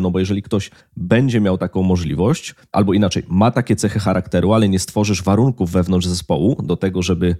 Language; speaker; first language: Polish; native; Polish